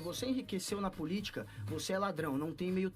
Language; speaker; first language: Portuguese; native; Portuguese